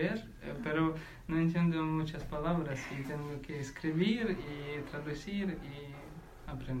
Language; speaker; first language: Spanish; non-native, learner; Ukrainian